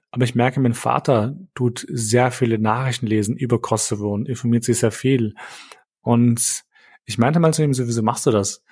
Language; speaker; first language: German; early bilingual, other home language; Albanian